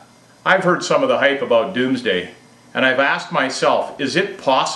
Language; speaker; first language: English; native; English